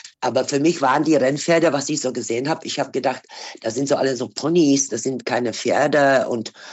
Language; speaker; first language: German; non-native, fluent; Czech